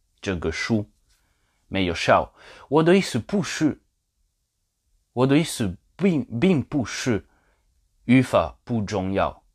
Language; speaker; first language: Chinese; non-native, learner; Polish